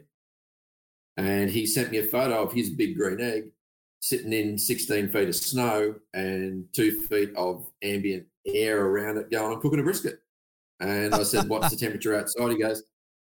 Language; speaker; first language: English; native; English